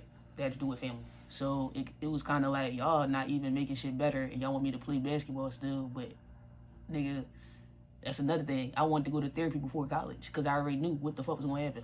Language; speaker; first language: English; native; English